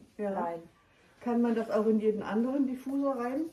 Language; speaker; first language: German; non-native, fluent; Russian